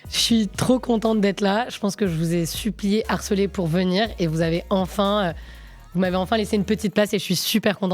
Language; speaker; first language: French; native; French